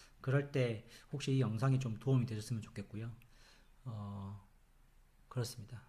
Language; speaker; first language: Korean; native; Korean